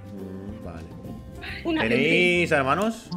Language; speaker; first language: Spanish; non-native, fluent; Indonesian